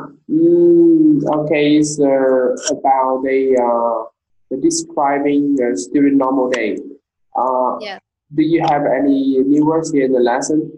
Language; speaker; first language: English; non-native, learner; Vietnamese